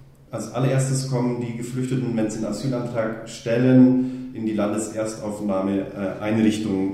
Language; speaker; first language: German; native; German